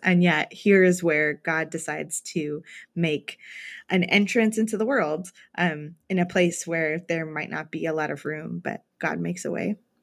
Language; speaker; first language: English; native; English